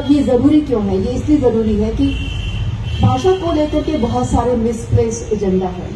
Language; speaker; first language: Hindi; native; Hindi